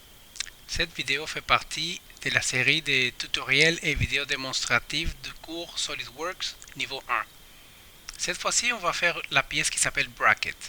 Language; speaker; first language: French; non-native, fluent; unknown